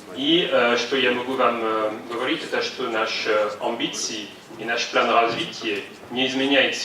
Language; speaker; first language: Russian; non-native, fluent; French